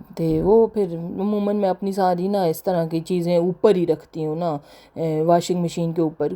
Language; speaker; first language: Urdu; non-native, local second language; Punjabi